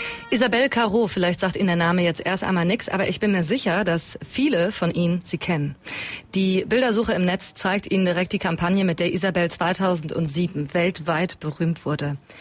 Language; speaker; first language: German; native; German